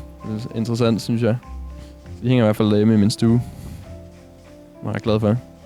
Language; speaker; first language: Danish; native; Danish